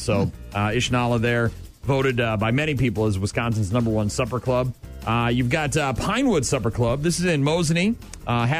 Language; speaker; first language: English; native; English